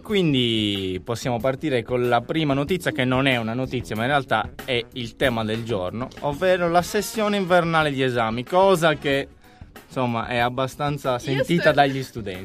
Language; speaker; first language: Italian; native; Italian